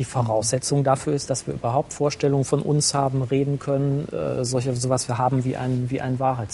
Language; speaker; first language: German; native; German